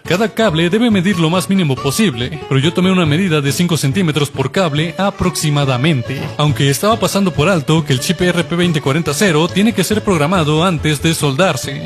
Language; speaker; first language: Spanish; native; Spanish